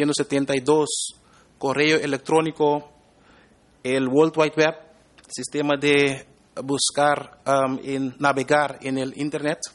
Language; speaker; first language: Spanish; non-native, fluent; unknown